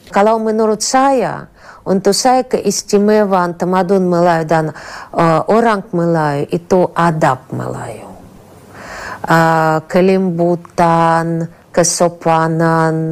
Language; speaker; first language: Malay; non-native, fluent; Russian